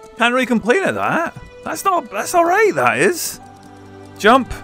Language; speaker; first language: English; native; English